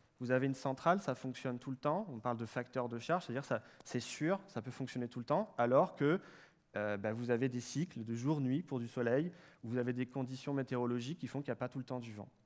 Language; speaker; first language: French; native; French